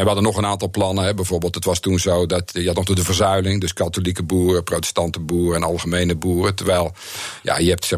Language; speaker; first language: Dutch; native; Dutch